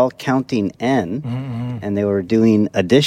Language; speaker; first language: English; native; English